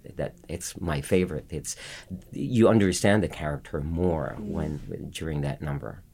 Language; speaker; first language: English; non-native, local second language; Filipino